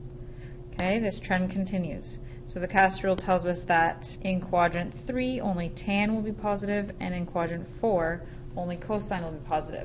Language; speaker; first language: English; native; English